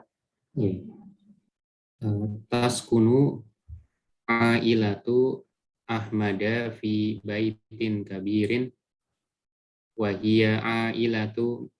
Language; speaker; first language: Arabic; non-native, learner; Indonesian